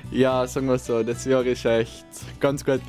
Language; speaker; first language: German; non-native, local second language; Italian